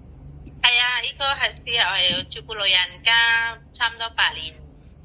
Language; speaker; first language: Cantonese; non-native, learner; Indonesian